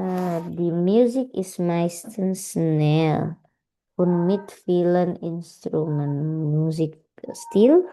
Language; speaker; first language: German; non-native, learner; Indonesian